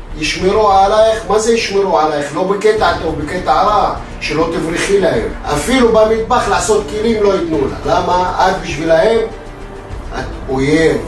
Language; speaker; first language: Hebrew; non-native, fluent; Arabic